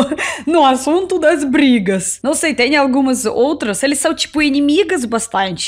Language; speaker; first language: Portuguese; non-native, learner; Russian